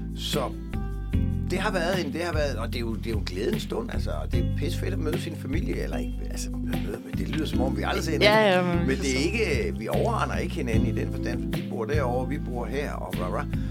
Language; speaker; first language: Danish; native; Danish